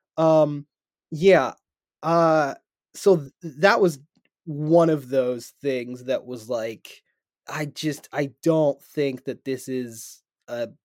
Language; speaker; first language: English; native; English